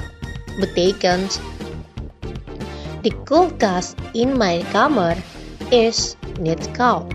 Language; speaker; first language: Dutch; non-native, learner; Indonesian